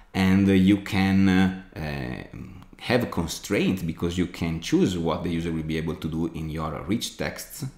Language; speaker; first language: English; non-native, fluent; Italian